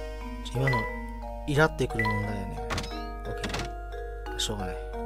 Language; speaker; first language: Japanese; native; Japanese